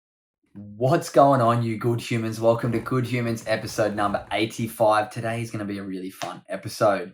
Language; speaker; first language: English; native; English